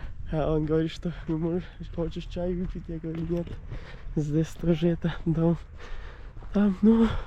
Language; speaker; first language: Russian; non-native, learner; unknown